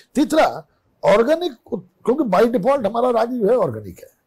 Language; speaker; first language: Hindi; native; Hindi